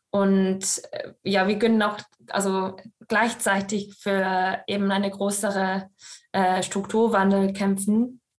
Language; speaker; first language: German; non-native, fluent; English